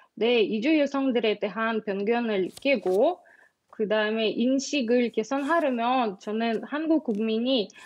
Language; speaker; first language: Korean; non-native, fluent; Russian